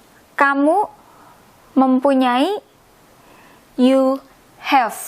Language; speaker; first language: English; non-native, fluent; Indonesian